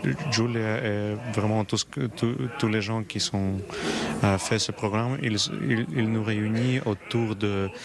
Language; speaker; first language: French; non-native, learner; Ukrainian